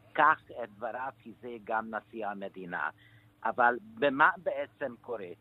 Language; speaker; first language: Hebrew; non-native, fluent; Hungarian